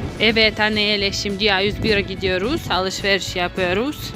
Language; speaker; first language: Turkish; non-native, learner; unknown